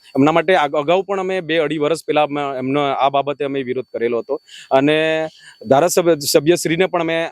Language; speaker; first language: Gujarati; non-native, local second language; Gamit